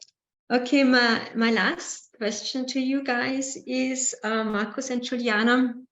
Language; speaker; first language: English; non-native, learner; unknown